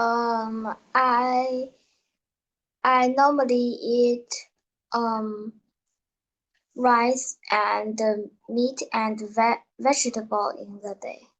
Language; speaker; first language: English; non-native, learner; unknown